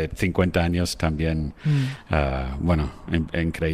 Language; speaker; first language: Spanish; non-native, fluent; English